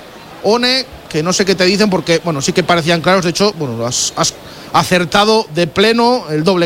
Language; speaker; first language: Spanish; native; Spanish